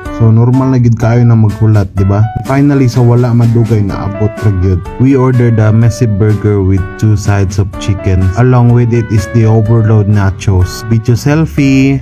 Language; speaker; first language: Cebuano; non-native, local second language; Hiligaynon